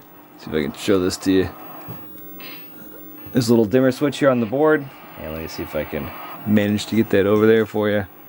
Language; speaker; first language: English; native; English